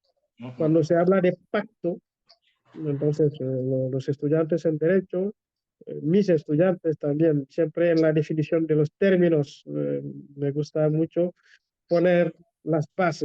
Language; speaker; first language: Spanish; non-native, fluent; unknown